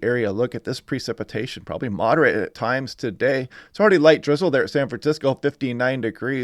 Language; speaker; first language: English; native; English